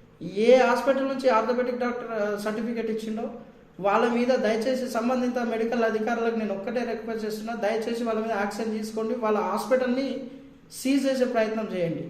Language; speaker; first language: Telugu; native; Telugu